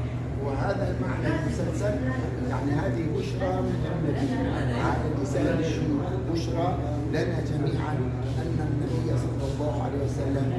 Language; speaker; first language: Arabic; native; Arabic